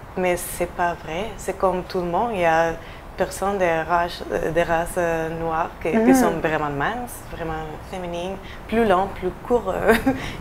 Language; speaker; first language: French; non-native, fluent; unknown